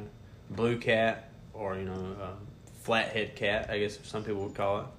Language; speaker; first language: English; native; English